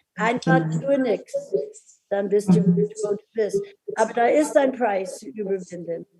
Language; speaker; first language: German; non-native, fluent; English